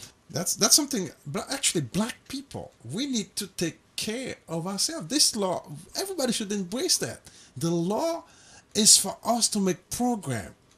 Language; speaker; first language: English; non-native, fluent; Haitian Creole